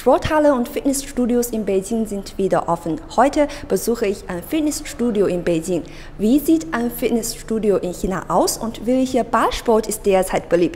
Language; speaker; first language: German; non-native, fluent; Chinese